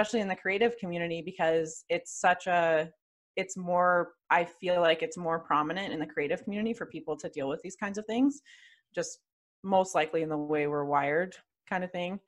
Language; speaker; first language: English; native; English